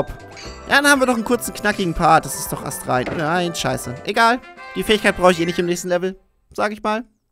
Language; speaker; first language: German; native; German